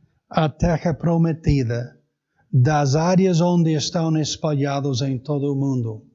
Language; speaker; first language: Portuguese; native; Portuguese